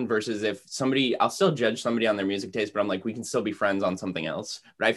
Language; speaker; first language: English; native; English